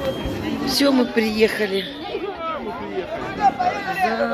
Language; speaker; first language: Russian; native; Russian